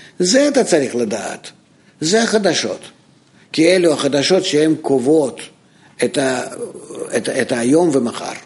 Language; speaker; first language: Hebrew; non-native, fluent; Russian